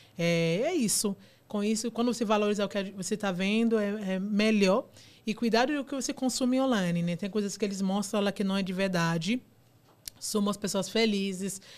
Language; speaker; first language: Portuguese; non-native, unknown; Yoruba